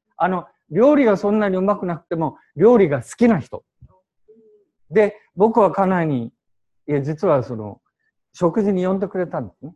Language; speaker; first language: Japanese; native; Japanese